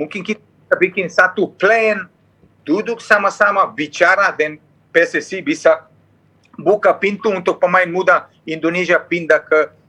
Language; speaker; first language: Indonesian; non-native, fluent; Serbian